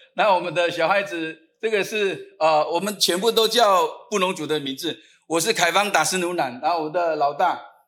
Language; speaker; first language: Chinese; non-native, local second language; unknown